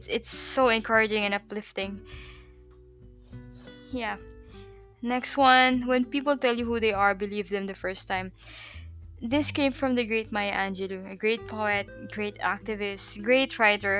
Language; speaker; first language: English; non-native, local second language; Filipino